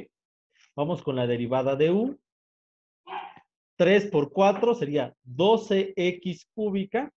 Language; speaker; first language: Spanish; native; Spanish